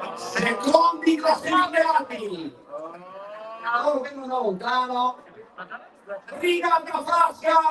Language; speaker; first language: Italian; native; Italian